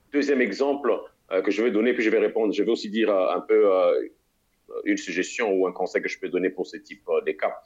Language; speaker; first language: French; non-native, local second language; Lingala